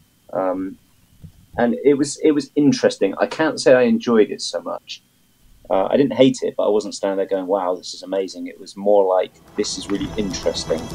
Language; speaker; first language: English; native; English